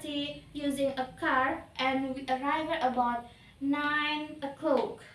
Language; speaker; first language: English; non-native, learner; Indonesian